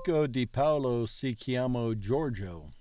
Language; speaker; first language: Italian; non-native, learner; English